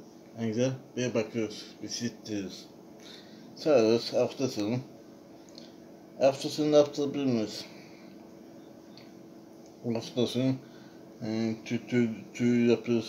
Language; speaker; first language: Turkish; non-native, learner; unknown